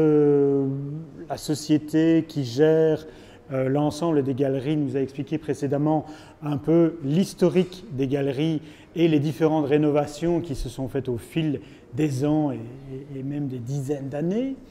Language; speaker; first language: French; native; French